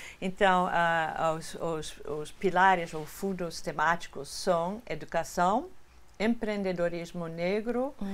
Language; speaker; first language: Portuguese; non-native, fluent; English